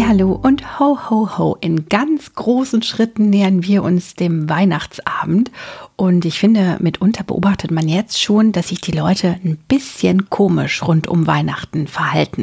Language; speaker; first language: German; native; German